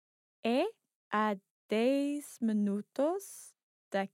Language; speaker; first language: Portuguese; non-native, learner; English